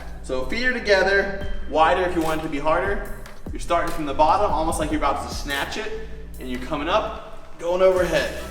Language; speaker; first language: English; native; English